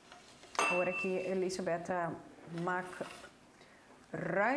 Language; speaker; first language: Dutch; non-native, local second language; Papiamento